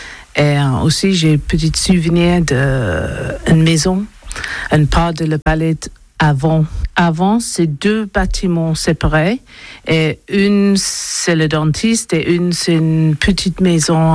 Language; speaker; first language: French; non-native, learner; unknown